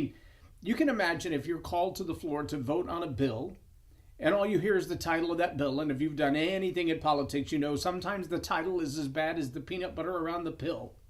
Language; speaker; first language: English; native; English